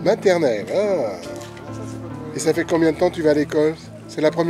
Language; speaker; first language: French; native; French